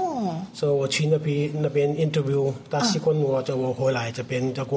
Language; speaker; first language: Chinese; non-native, learner; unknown